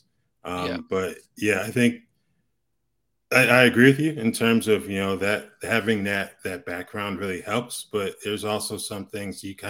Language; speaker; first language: English; native; English